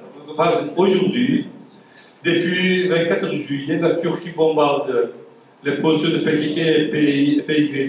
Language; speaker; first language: French; non-native, fluent; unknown